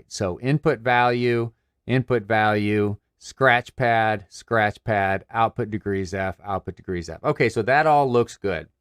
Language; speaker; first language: English; native; English